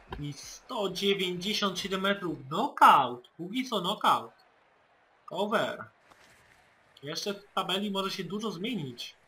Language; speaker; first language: Polish; native; Polish